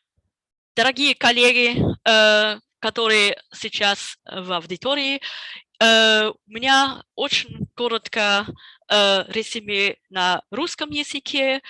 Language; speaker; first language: Russian; non-native, fluent; German